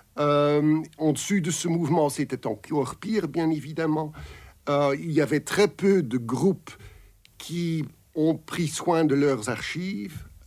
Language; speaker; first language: French; non-native, local second language; Dutch